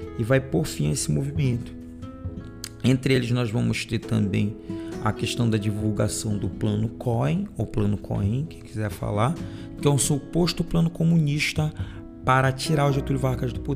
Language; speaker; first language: Portuguese; native; Portuguese